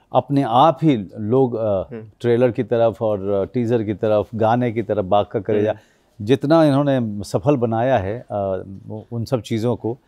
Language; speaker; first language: Hindi; native; Hindi